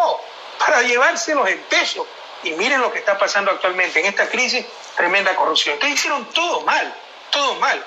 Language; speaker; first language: Spanish; native; Spanish